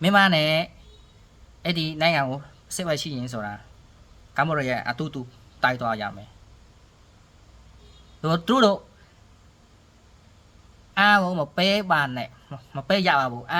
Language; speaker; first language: Burmese; non-native, learner; Khmer